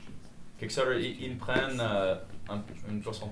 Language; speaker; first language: French; non-native, fluent; English